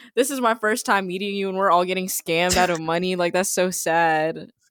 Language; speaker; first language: English; native; English